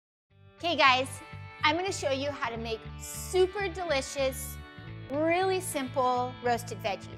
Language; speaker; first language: English; native; English